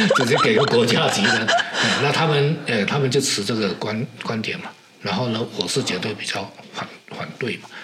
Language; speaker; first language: Chinese; non-native, local second language; Min Nan Chinese